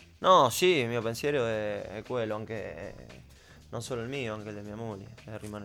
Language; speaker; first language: Italian; non-native, learner; Spanish